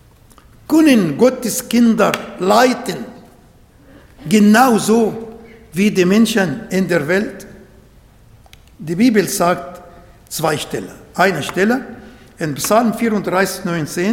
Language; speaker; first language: German; non-native, learner; Arabic